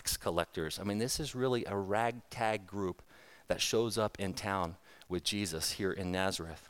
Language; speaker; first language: English; native; English